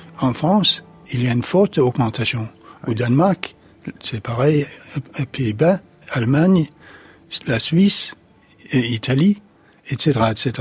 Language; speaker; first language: French; non-native, fluent; Danish